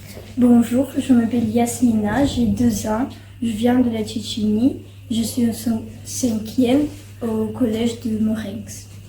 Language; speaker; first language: French; early bilingual, other home language; Chechen